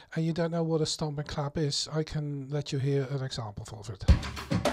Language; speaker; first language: English; non-native, fluent; Dutch